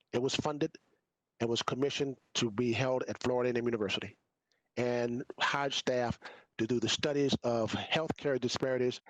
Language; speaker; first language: English; native; English